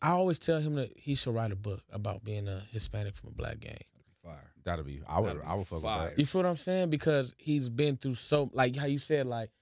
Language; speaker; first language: English; native; English